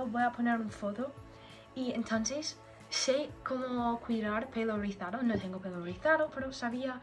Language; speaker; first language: Spanish; non-native, learner; English